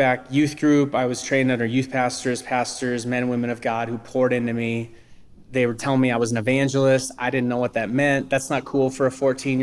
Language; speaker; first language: English; native; English